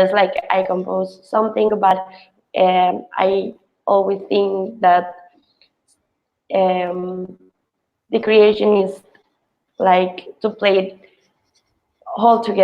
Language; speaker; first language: English; non-native, fluent; Spanish